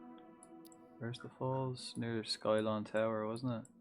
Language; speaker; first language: English; native; English